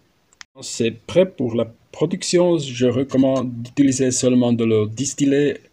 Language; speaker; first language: French; non-native, learner; German